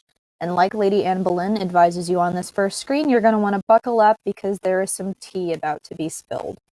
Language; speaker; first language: English; native; English